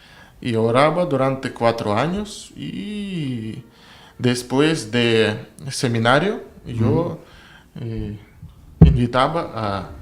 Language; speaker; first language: Spanish; non-native, learner; Russian